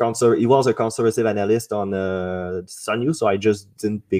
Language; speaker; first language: English; non-native, fluent; French